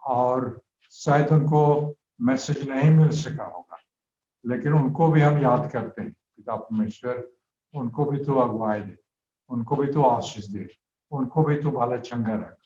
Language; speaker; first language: Hindi; native; Hindi